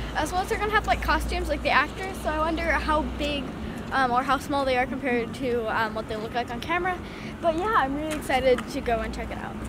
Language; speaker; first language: English; native; English